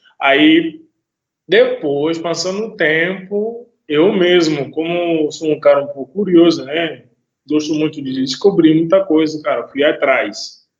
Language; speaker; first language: Portuguese; non-native, fluent; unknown